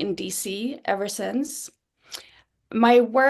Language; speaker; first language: English; non-native, fluent; Swedish